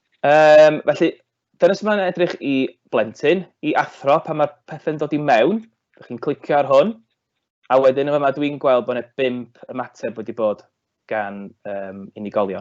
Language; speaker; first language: Welsh; native; Welsh